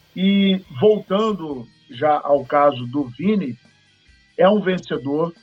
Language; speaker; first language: Portuguese; native; Portuguese